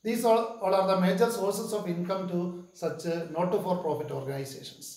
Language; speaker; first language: English; non-native, local second language; Malayalam